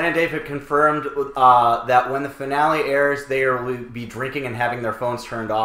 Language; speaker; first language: English; native; English